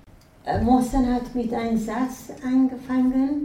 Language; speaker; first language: German; non-native, fluent; Persian